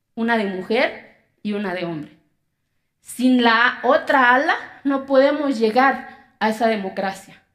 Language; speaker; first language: Spanish; non-native, local second language; Zapotec